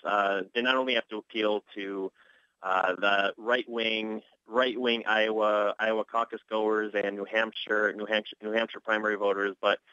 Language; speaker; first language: English; native; English